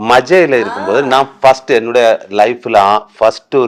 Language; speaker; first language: Tamil; non-native, learner; Malayalam